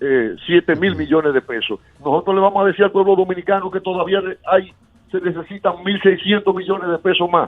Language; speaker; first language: Spanish; native; Spanish